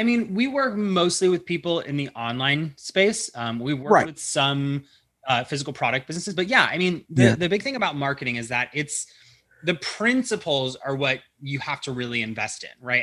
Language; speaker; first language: English; native; English